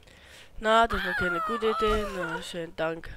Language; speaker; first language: German; native; German